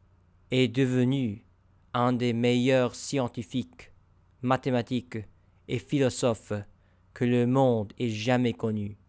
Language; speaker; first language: French; non-native, learner; English